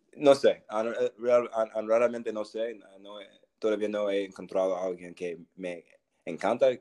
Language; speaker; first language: Spanish; non-native, learner; English